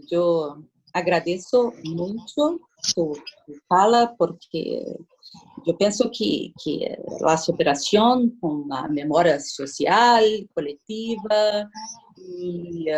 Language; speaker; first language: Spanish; non-native, learner; Portuguese